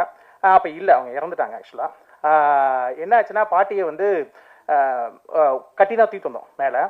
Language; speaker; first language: Tamil; native; Tamil